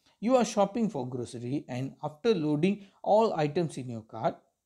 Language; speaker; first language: English; non-native, local second language; Tamil